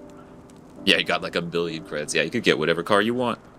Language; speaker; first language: English; native; English